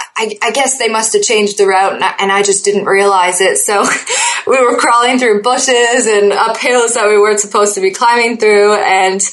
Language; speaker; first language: English; native; English